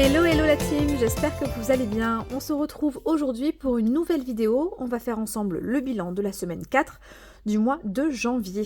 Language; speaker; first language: French; native; French